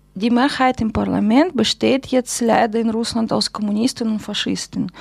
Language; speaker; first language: German; non-native, fluent; Russian